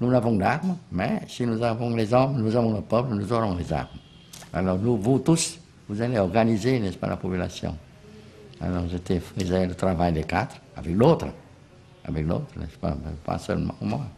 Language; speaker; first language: French; non-native, local second language; Vietnamese